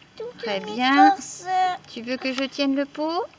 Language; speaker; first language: French; native; French